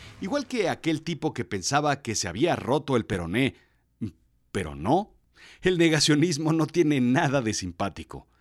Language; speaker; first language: Spanish; native; Spanish